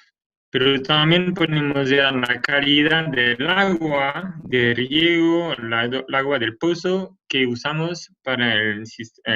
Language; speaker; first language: Spanish; non-native, fluent; French